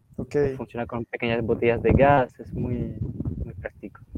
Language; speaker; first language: Spanish; non-native, fluent; French